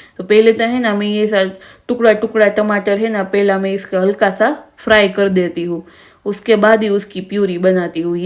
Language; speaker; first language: Hindi; non-native, local second language; Gujarati